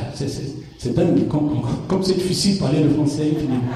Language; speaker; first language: French; non-native, fluent; Portuguese